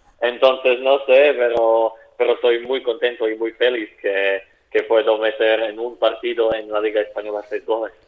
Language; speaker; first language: Spanish; non-native, fluent; Slovak